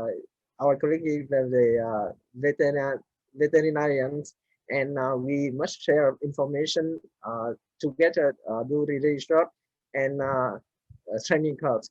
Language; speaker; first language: English; non-native, learner; Vietnamese